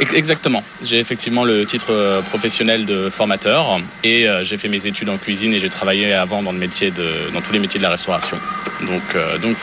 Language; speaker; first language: French; native; French